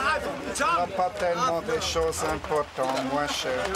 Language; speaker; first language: French; non-native, learner; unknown